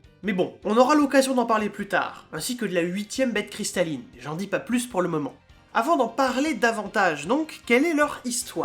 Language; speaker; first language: French; native; French